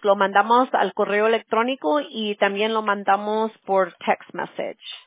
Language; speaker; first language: Spanish; early bilingual, heritage; Spanish